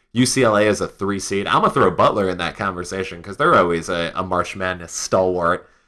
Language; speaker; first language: English; native; English